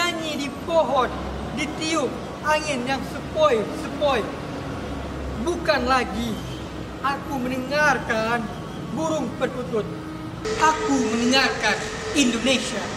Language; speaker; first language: Indonesian; non-native, local second language; Minangkabau